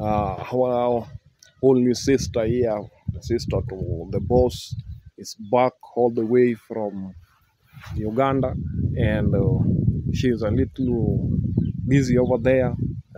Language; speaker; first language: English; non-native, local second language; Luo (Kenya and Tanzania)